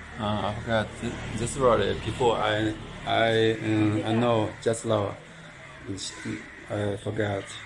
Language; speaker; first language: English; non-native, learner; Chinese